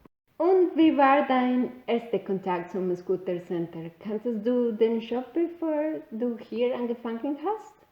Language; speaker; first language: German; non-native, learner; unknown